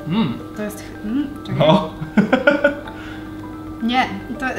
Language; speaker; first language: Polish; native; Polish